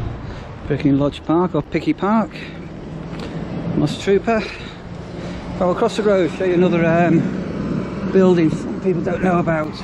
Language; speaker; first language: English; native; English